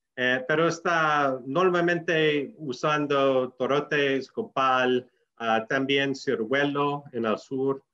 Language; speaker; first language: Spanish; non-native, learner; English